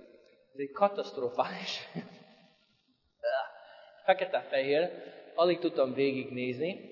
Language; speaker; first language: Hungarian; non-native, fluent; English